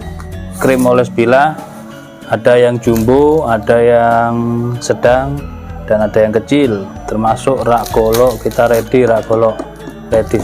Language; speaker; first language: Indonesian; native; Indonesian